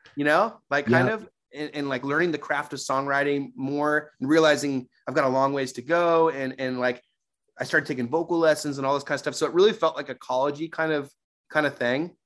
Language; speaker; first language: English; native; English